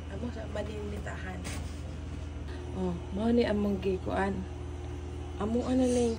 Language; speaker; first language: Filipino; non-native, local second language; Cebuano